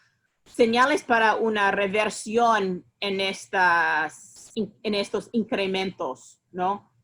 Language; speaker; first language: Spanish; non-native, fluent; English